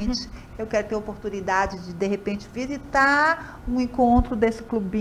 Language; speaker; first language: Portuguese; native; Portuguese